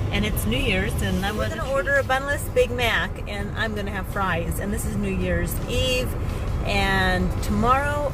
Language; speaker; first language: English; native; English